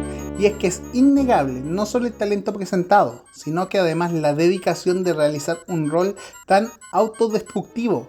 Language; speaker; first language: Spanish; native; Spanish